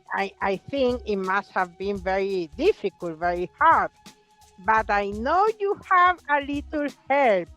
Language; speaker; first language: English; non-native, fluent; Spanish